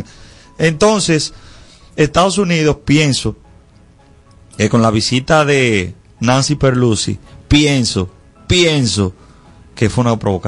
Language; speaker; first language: Spanish; native; Spanish